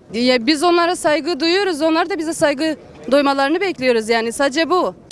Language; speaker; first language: Turkish; non-native, local second language; Kurdish